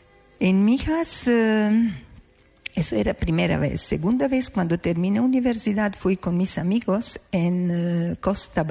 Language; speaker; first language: Spanish; non-native, learner; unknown